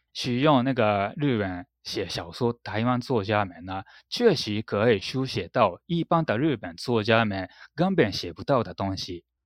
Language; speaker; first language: Chinese; non-native, fluent; Japanese